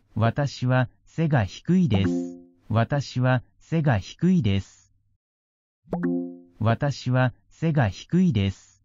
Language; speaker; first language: Japanese; non-native, learner; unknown